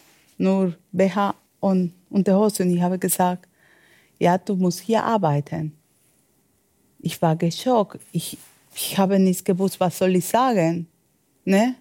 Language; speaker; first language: German; non-native, learner; Spanish